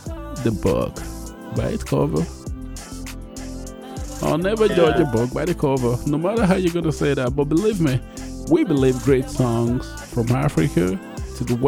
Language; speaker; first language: English; non-native, local second language; Igbo